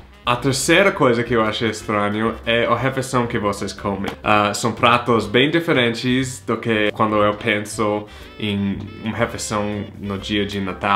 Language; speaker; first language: Portuguese; non-native, fluent; English